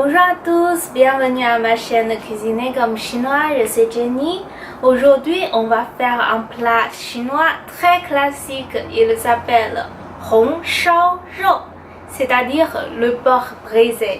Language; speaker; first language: French; non-native, fluent; Chinese